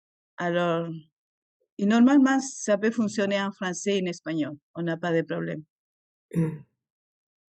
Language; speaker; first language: French; non-native, fluent; Spanish